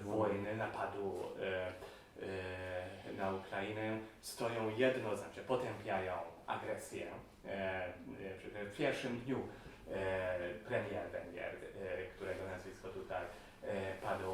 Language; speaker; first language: Polish; non-native, fluent; Hungarian